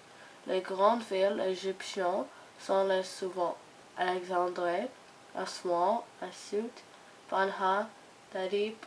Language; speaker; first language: French; non-native, learner; English